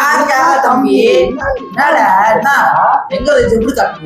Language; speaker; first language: Tamil; native; Tamil